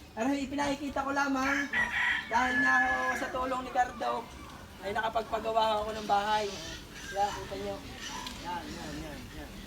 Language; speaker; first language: Filipino; native; Filipino